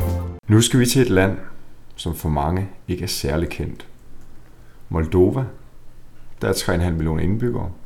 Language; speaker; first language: Danish; native; Danish